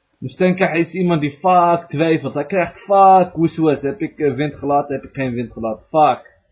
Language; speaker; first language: Dutch; early bilingual, other home language; Arabic